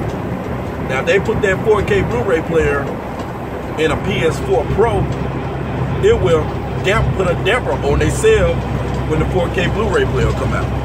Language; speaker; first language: English; native; English